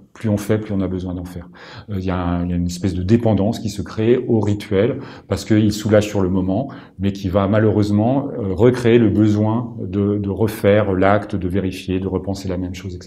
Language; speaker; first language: French; native; French